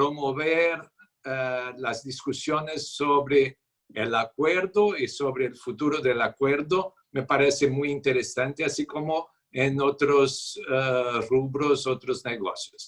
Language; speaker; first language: Spanish; non-native, fluent; Portuguese